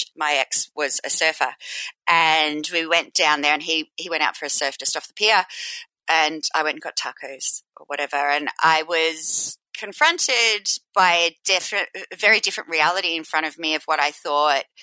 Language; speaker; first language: English; native; English